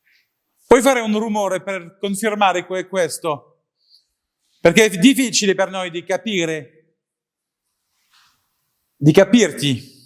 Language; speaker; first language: Italian; non-native, learner; French